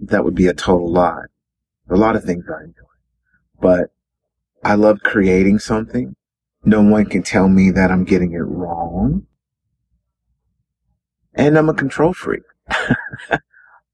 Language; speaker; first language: English; native; English